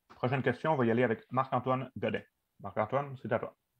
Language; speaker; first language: French; native; French